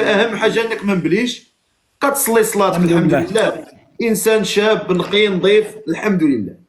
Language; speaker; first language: Arabic; native; Arabic